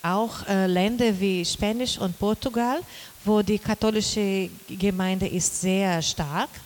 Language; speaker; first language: German; non-native, learner; Portuguese